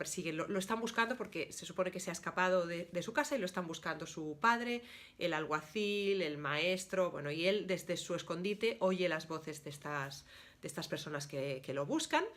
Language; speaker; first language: Spanish; native; Spanish